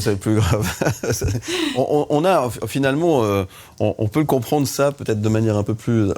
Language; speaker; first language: French; native; French